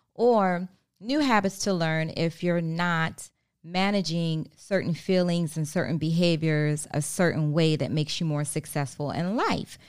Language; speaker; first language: English; native; English